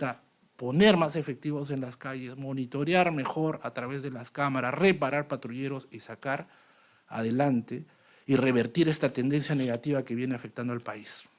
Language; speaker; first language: Spanish; native; Spanish